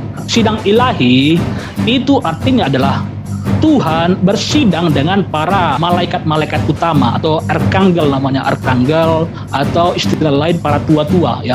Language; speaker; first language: Indonesian; native; Indonesian